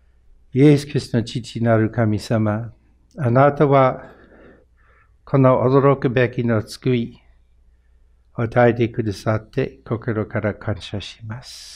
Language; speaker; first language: Japanese; non-native, fluent; English